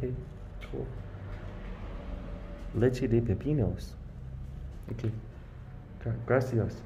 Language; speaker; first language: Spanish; non-native, learner; English